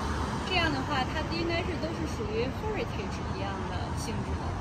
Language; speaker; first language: Chinese; native; Chinese